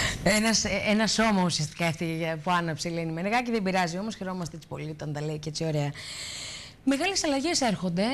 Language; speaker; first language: Greek; native; Greek